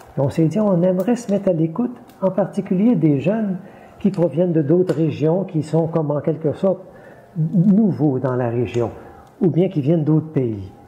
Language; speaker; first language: French; native; French